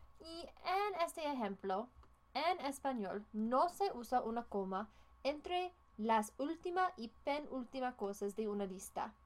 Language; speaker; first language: Spanish; non-native, fluent; English